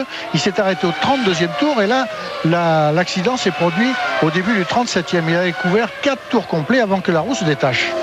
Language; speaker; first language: French; native; French